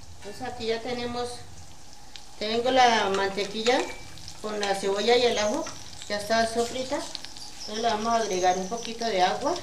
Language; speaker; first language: Spanish; native; Spanish